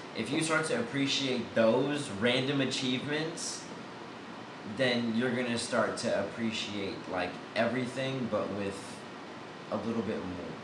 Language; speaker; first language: English; native; English